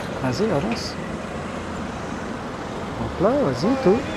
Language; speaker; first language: French; native; French